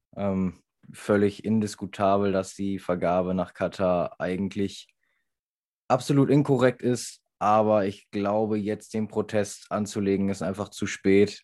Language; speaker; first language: German; native; German